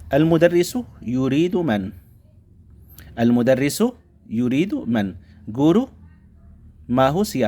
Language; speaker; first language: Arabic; non-native, fluent; Indonesian